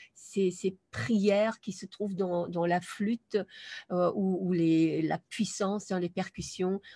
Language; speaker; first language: French; non-native, fluent; German